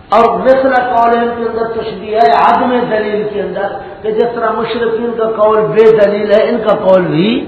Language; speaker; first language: Urdu; non-native, local second language; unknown